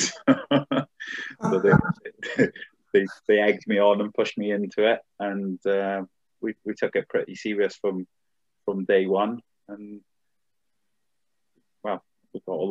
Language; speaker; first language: English; native; English